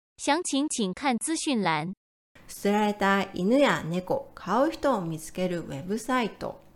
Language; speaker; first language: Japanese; native; Japanese